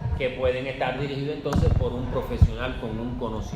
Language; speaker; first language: Spanish; native; Spanish